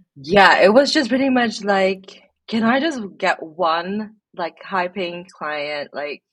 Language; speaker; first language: English; non-native, local second language; Filipino